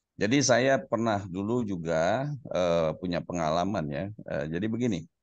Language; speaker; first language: Indonesian; native; Indonesian